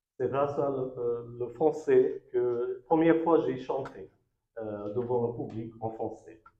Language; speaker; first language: French; non-native, fluent; Bangla